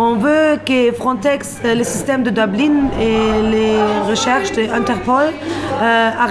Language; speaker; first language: French; non-native, fluent; Turkish